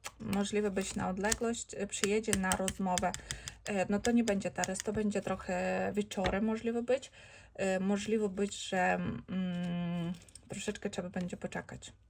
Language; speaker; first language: Polish; non-native, learner; Ukrainian